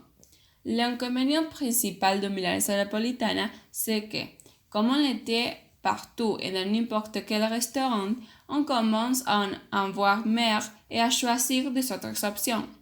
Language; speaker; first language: French; non-native, learner; Spanish